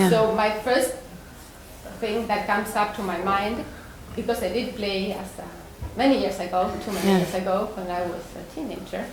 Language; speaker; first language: English; non-native, fluent; Spanish